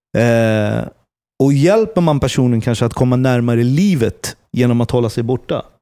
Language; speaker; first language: Swedish; early bilingual, other home language; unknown